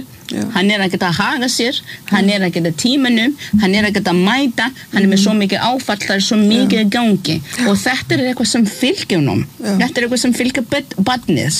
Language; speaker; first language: Icelandic; non-native, fluent; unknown